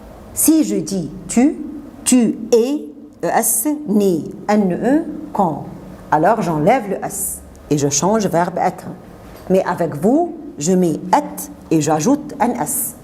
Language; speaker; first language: French; non-native, fluent; Arabic